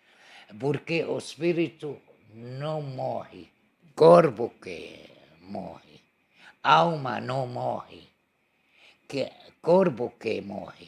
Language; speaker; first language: Portuguese; non-native, learner; Arabic